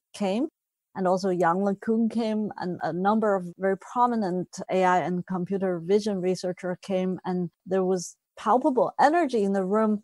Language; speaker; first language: English; non-native, fluent; Chinese